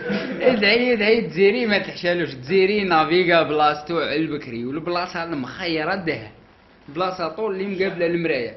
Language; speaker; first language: Arabic; native; Arabic